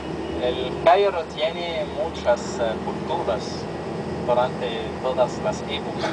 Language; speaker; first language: Spanish; non-native, fluent; Arabic